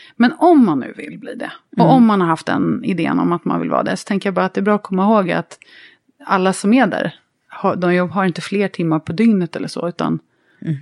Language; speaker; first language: Swedish; native; Swedish